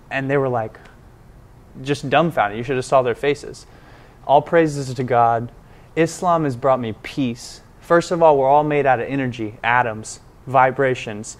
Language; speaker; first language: English; native; English